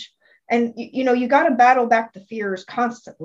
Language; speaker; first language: English; native; English